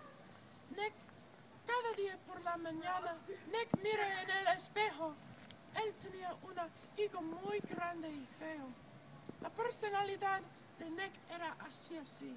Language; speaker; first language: Spanish; non-native, learner; English